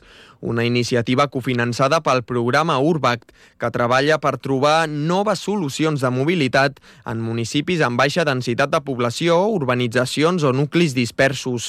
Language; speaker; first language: Catalan; native; Catalan